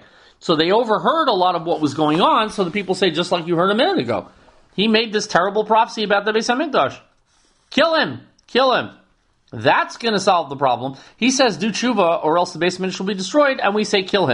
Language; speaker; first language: English; native; English